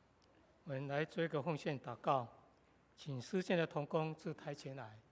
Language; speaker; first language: Chinese; native; Chinese